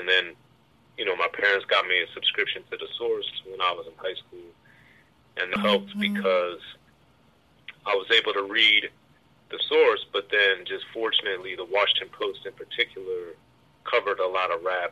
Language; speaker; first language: English; native; English